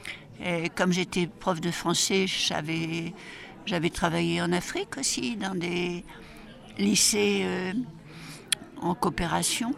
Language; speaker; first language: French; native; French